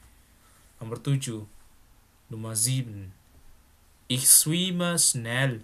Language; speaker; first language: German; non-native, fluent; Indonesian